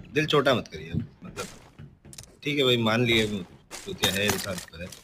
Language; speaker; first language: Hindi; native; Hindi